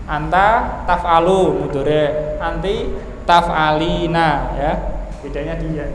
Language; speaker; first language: Indonesian; native; Indonesian